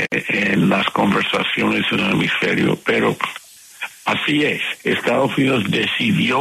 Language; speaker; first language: Spanish; non-native, fluent; English